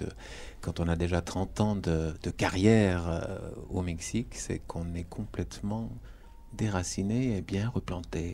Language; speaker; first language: French; native; French